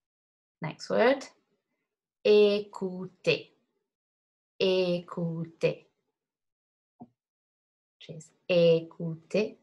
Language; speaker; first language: French; non-native, fluent; English